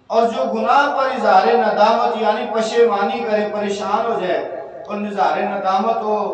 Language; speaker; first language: Urdu; non-native, local second language; Punjabi